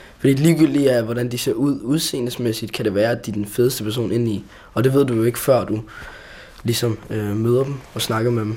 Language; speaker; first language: Danish; native; Danish